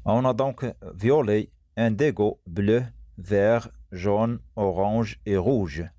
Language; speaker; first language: French; non-native, local second language; Arabic